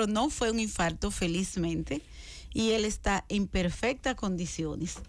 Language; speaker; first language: Spanish; native; Spanish